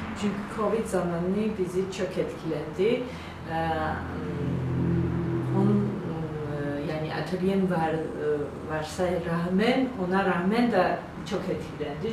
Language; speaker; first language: Turkish; non-native, learner; Georgian